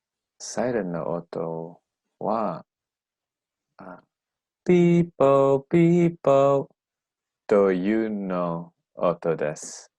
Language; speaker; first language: Japanese; non-native, learner; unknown